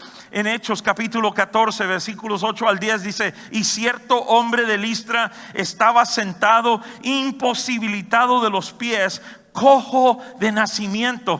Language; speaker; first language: Spanish; native; Spanish